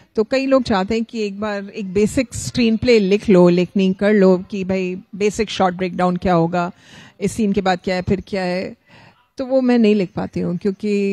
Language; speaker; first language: Hindi; native; Hindi